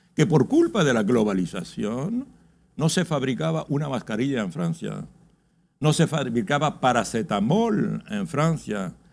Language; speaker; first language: Spanish; early bilingual, heritage; Spanish